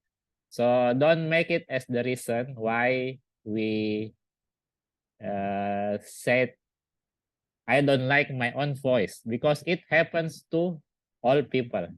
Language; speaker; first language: English; non-native, learner; Indonesian